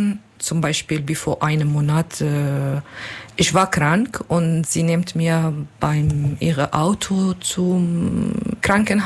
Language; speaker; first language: German; non-native, learner; Arabic